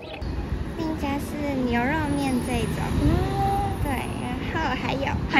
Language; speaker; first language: Chinese; native; Chinese